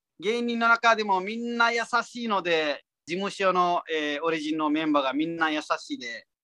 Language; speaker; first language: Japanese; non-native, fluent; Nepali